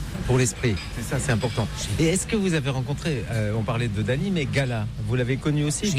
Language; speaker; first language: French; native; French